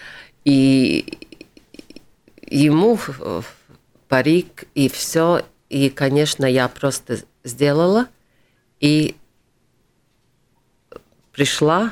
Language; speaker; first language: Russian; non-native, local second language; Latvian